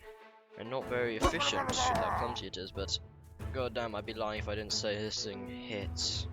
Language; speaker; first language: English; native; English